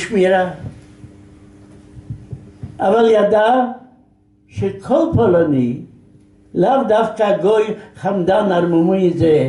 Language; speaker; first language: Hebrew; non-native, fluent; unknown